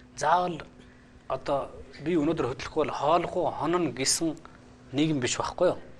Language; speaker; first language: Mongolian; non-native, fluent; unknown